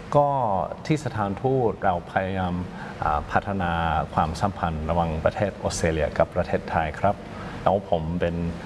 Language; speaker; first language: Thai; non-native, fluent; English